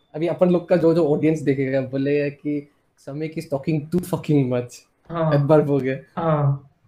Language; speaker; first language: Hindi; non-native, local second language; Assamese